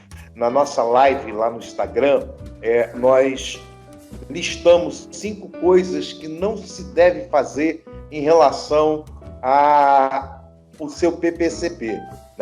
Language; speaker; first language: Portuguese; native; Portuguese